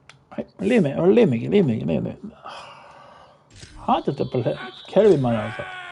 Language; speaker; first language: Icelandic; non-native, learner; Norwegian